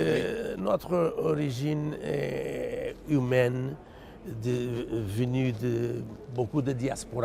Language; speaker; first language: French; non-native, fluent; Portuguese